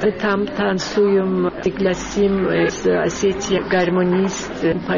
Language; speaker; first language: Russian; non-native, learner; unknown